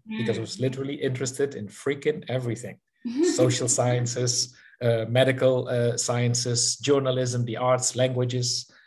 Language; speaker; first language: English; non-native, fluent; Dutch